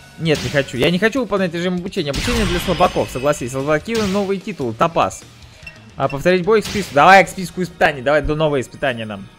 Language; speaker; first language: Russian; native; Russian